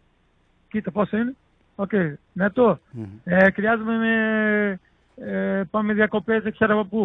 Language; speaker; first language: Greek; non-native, learner; Portuguese